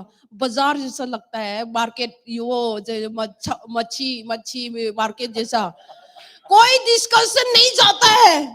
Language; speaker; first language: Hindi; non-native, local second language; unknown